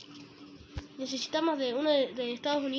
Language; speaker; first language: Spanish; native; Spanish